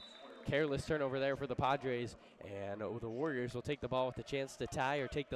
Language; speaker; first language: English; native; English